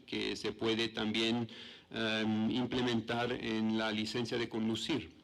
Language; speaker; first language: Spanish; non-native, fluent; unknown